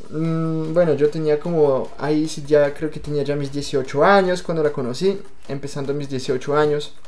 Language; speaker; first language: Spanish; non-native, fluent; French